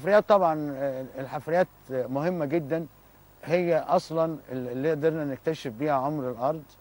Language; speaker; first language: Arabic; native; Arabic